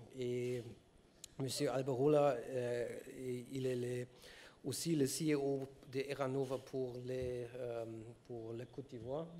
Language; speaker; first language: French; non-native, learner; German